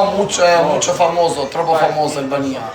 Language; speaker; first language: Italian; non-native, learner; Albanian